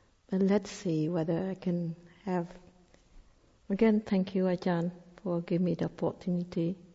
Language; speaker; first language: English; non-native, fluent; Thai